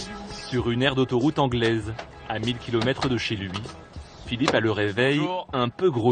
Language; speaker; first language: French; native; French